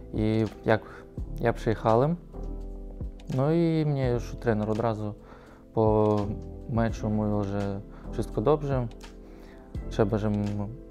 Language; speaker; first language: Polish; non-native, learner; Russian